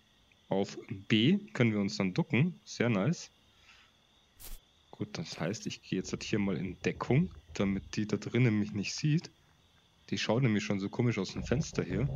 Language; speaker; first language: German; native; German